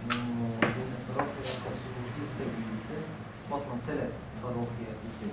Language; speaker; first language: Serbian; non-native, learner; Arabic